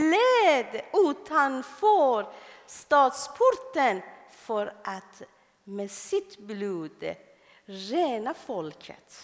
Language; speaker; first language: Swedish; non-native, fluent; Persian